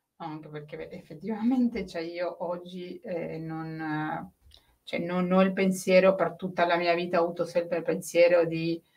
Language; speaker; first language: Italian; non-native, fluent; Spanish